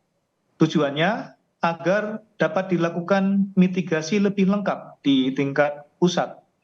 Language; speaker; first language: Indonesian; native; Indonesian